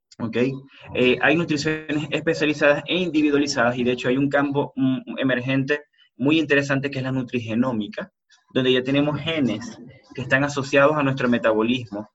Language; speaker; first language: Spanish; native; Spanish